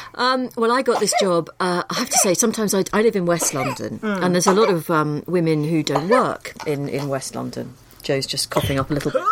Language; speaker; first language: English; native; English